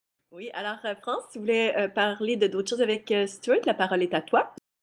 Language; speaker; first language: French; native; French